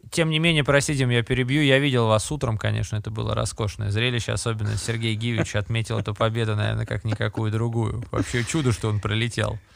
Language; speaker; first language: Russian; native; Russian